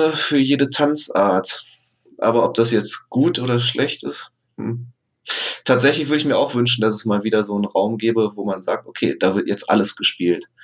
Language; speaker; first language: German; native; German